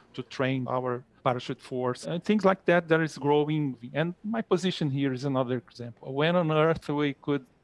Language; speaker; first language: English; non-native, fluent; Portuguese